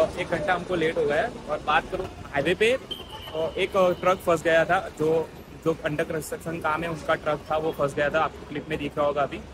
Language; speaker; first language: Hindi; non-native, local second language; Gujarati